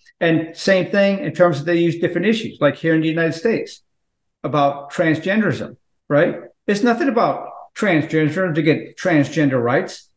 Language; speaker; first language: English; native; English